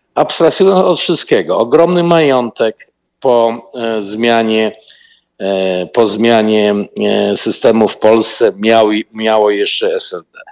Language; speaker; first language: Polish; native; Polish